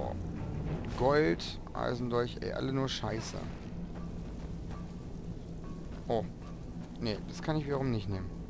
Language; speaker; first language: German; native; German